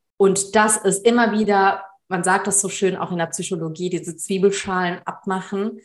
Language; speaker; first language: German; early bilingual, other home language; Tamil